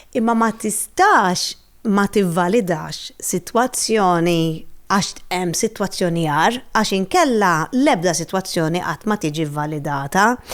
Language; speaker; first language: Maltese; native; Maltese